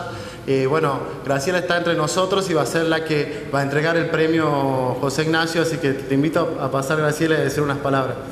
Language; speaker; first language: Spanish; native; Spanish